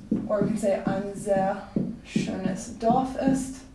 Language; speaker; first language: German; non-native, fluent; English